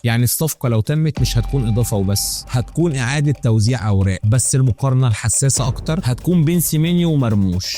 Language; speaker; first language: Arabic; native; Arabic